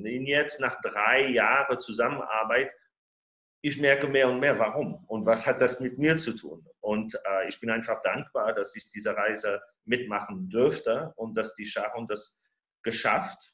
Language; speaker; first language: German; non-native, fluent; French